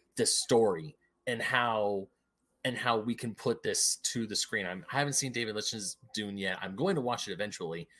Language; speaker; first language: English; native; English